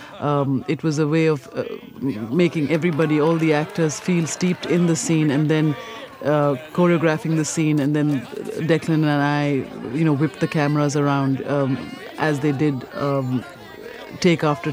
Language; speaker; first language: English; non-native, local second language; Punjabi